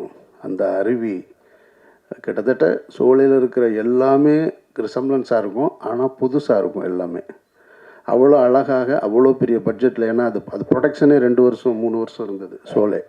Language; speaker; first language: Tamil; native; Tamil